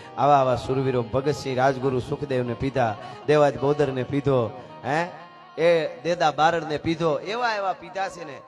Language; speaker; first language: Gujarati; native; Gujarati